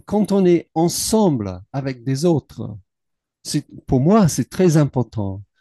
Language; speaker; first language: French; non-native, learner; English